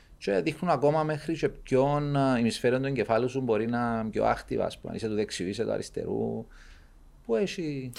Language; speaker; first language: Greek; native; Greek